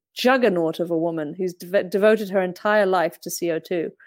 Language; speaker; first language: English; native; English